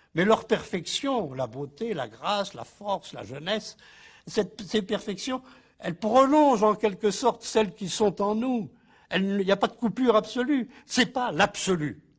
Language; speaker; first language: French; native; French